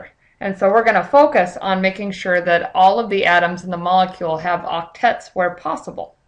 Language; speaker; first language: English; native; English